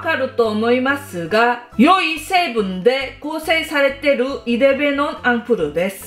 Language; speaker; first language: Japanese; non-native, fluent; Korean